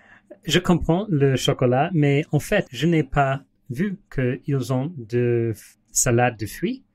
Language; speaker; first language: French; non-native, learner; English